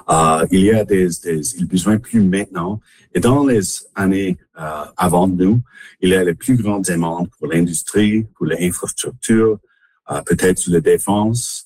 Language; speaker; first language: French; non-native, local second language; English